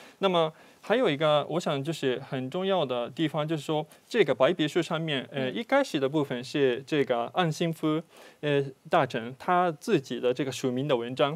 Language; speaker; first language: Chinese; non-native, fluent; Japanese